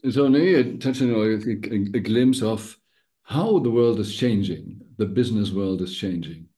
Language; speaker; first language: English; non-native, fluent; German